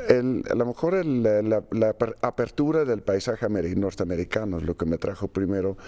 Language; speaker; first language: Spanish; non-native, fluent; Dutch